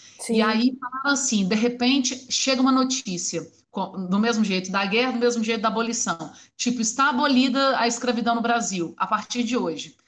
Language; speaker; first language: Portuguese; native; Portuguese